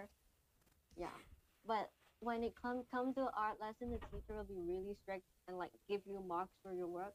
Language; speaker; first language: English; non-native, local second language; Cantonese